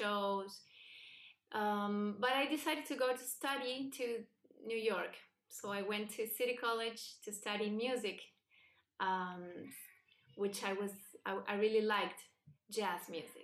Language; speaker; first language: English; non-native, fluent; Spanish